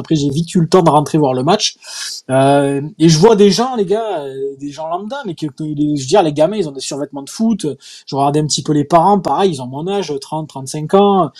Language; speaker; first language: French; native; French